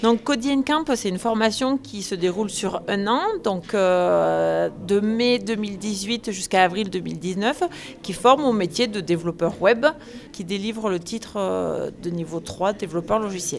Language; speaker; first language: French; native; French